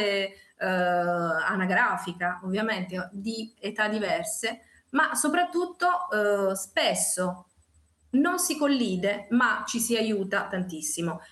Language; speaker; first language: Italian; native; Italian